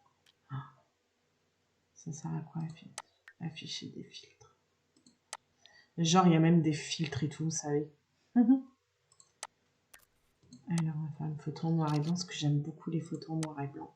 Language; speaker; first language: French; native; French